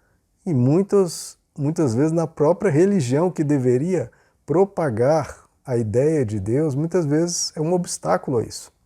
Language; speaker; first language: Portuguese; native; Portuguese